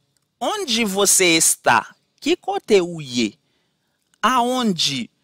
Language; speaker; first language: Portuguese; non-native, fluent; Haitian Creole